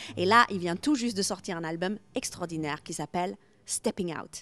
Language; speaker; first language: French; non-native, fluent; English